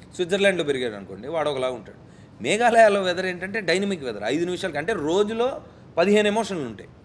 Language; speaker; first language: Telugu; native; Telugu